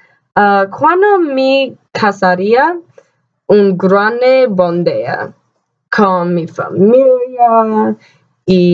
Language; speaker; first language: Spanish; non-native, learner; English